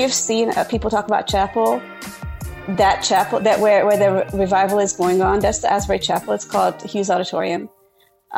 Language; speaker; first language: English; non-native, fluent; Hungarian